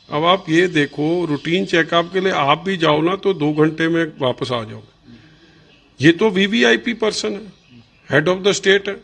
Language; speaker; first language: Hindi; non-native, local second language; Punjabi